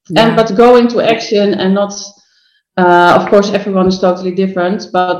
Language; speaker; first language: English; non-native, fluent; Dutch